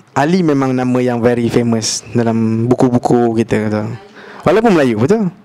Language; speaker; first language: Malay; native; Malay